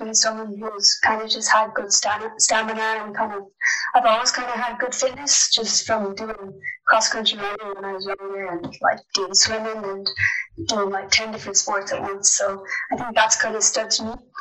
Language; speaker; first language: English; native; English